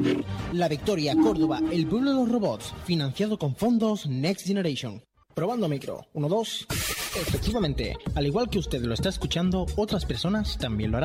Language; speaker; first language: Spanish; native; Spanish